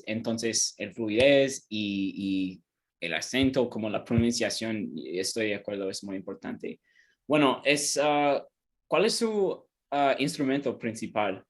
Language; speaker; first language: Spanish; non-native, learner; English